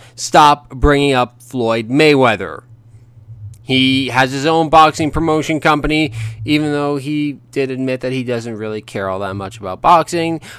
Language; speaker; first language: English; native; English